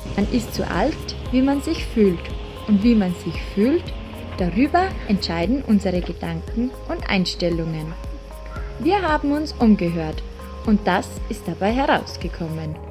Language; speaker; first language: German; native; German